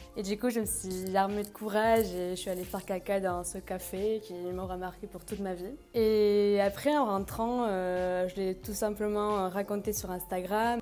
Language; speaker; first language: French; non-native, fluent; Spanish